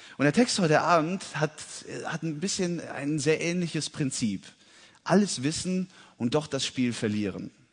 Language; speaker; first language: German; early bilingual, heritage; German